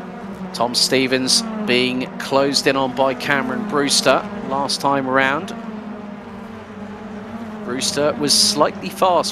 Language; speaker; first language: English; native; English